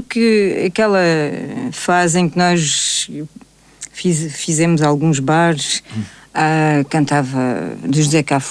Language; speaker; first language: Portuguese; native; Portuguese